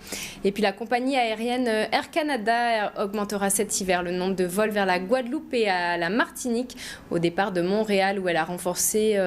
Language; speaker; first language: French; native; French